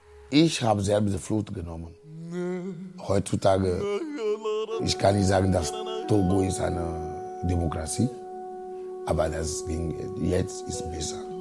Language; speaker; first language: German; non-native, fluent; Ewe